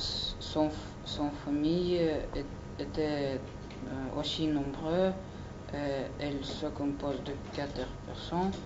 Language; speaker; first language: French; non-native, learner; Russian